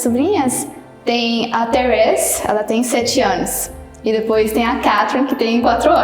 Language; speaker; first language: Portuguese; non-native, fluent; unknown